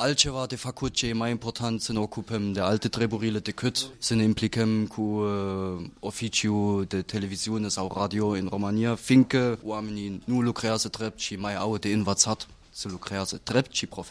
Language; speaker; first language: Romanian; non-native, fluent; German